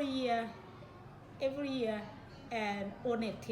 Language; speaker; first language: English; non-native, learner; Thai